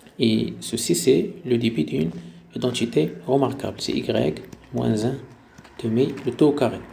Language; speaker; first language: French; non-native, local second language; Arabic